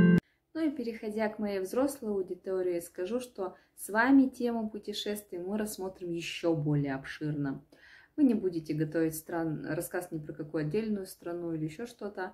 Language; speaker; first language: Russian; native; Russian